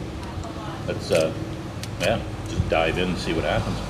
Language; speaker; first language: English; native; English